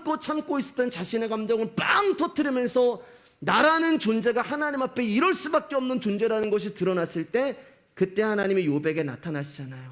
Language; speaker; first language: Korean; native; Korean